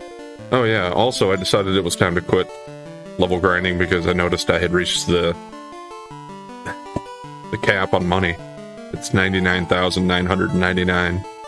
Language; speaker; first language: English; native; English